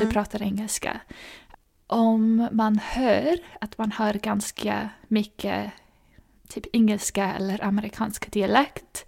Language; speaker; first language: Swedish; non-native, fluent; English